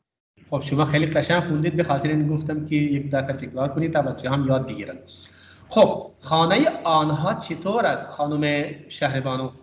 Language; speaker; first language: Persian; non-native, fluent; Urdu